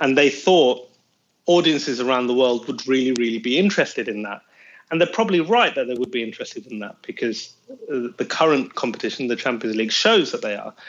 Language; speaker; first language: English; native; English